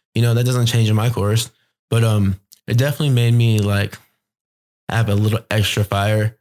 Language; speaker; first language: English; early bilingual, other home language; Spanish